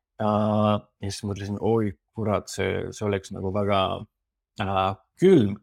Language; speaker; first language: Estonian; non-native, fluent; Spanish